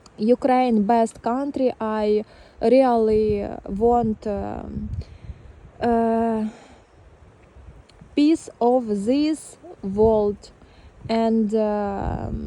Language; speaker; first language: English; non-native, learner; Ukrainian